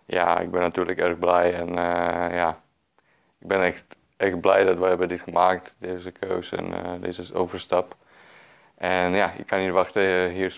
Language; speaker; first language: Dutch; non-native, fluent; Czech